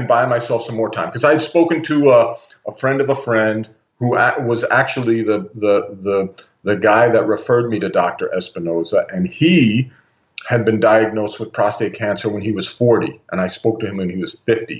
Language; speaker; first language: English; native; English